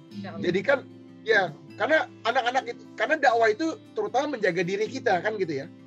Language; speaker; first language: Indonesian; native; Indonesian